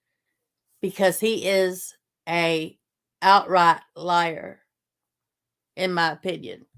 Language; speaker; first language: English; native; English